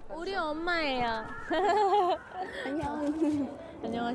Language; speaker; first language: Korean; non-native, fluent; Russian